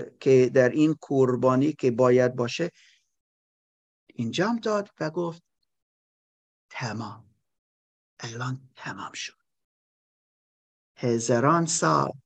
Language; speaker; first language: Persian; non-native, learner; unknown